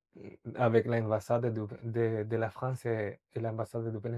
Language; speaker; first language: French; non-native, fluent; Spanish